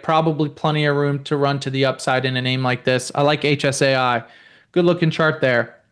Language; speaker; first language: English; native; English